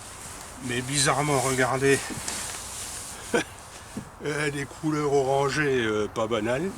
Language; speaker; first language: French; native; French